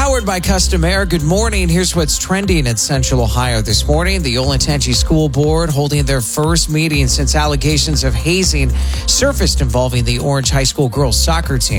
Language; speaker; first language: English; native; English